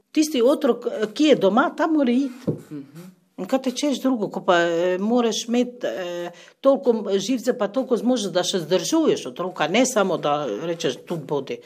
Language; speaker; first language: Slovenian; non-native, fluent; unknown